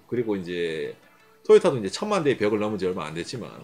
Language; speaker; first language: Korean; native; Korean